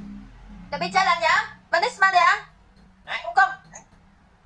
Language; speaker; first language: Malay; non-native, learner; Vietnamese